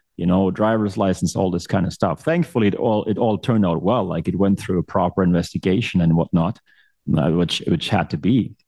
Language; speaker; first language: English; non-native, fluent; German